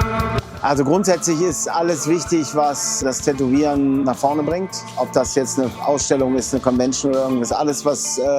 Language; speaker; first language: German; native; German